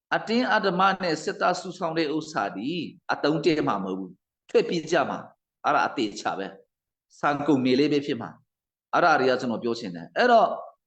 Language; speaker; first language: Burmese; non-native, local second language; Hakha Chin